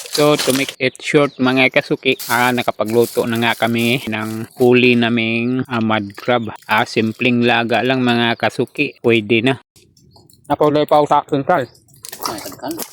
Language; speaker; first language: Filipino; non-native, local second language; Cebuano